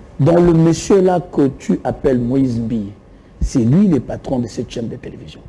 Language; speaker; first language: French; non-native, local second language; Lingala